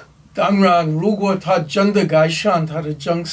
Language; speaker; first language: Chinese; non-native, learner; English